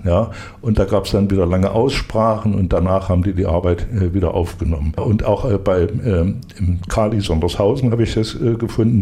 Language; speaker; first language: German; native; German